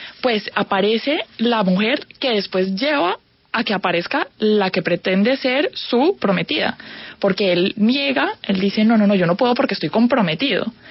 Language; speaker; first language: Spanish; native; Spanish